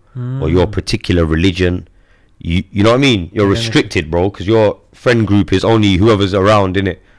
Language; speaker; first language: English; native; English